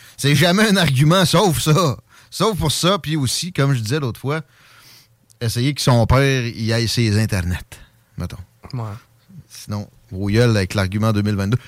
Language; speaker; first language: French; native; French